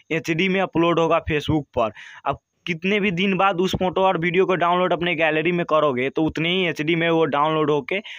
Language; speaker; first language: Hindi; native; Hindi